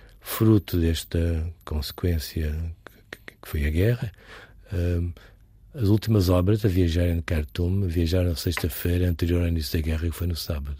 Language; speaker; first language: Portuguese; native; Portuguese